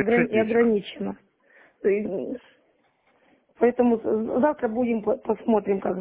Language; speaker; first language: Russian; native; Russian